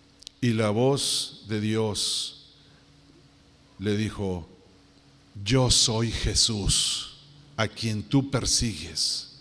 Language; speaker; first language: Spanish; native; Spanish